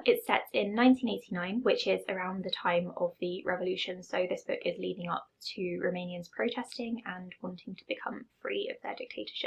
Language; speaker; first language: English; native; English